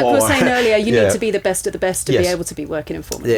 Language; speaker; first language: English; native; English